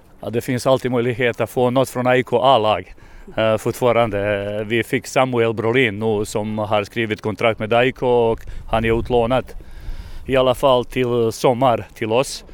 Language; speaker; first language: Swedish; non-native, fluent; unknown